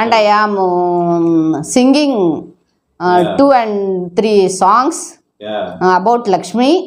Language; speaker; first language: English; non-native, learner; Telugu